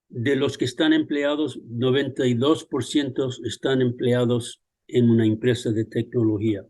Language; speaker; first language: Spanish; early bilingual, other home language; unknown